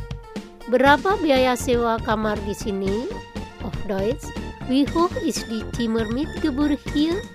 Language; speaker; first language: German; non-native, fluent; Indonesian